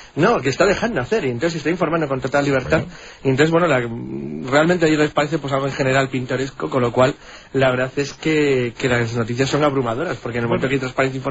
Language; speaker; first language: Spanish; native; Spanish